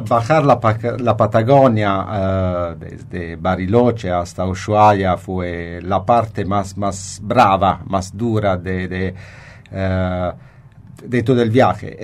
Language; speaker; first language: Spanish; non-native, fluent; Italian